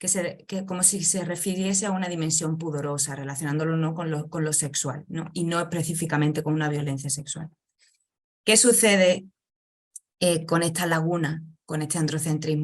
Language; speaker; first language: Spanish; native; Spanish